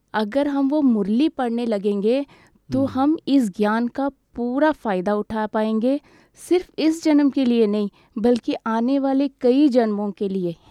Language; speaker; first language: Hindi; native; Hindi